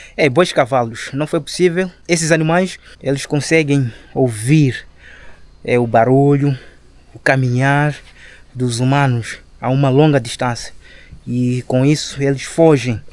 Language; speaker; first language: Portuguese; non-native, local second language; Shona